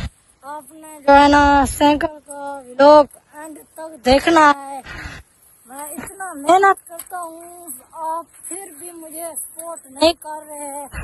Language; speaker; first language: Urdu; non-native, local second language; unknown